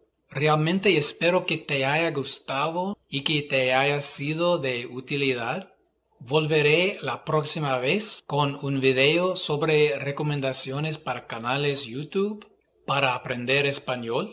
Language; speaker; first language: Spanish; non-native, fluent; English